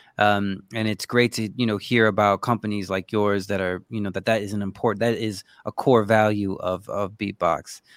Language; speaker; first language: English; native; English